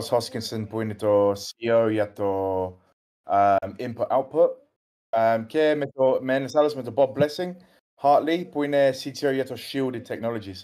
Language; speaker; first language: Greek; early bilingual, heritage; English